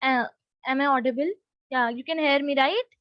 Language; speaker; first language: English; non-native, local second language; Hindi